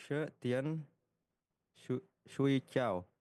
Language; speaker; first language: Chinese; non-native, learner; Indonesian